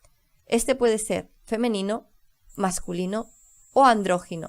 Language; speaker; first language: Spanish; native; Spanish